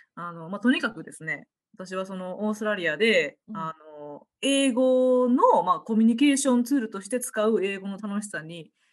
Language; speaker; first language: Japanese; native; Japanese